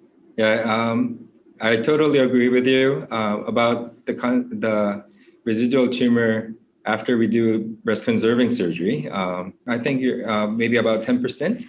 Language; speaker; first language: English; non-native, fluent; Korean